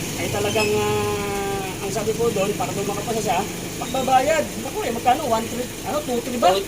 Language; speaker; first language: Filipino; native; Filipino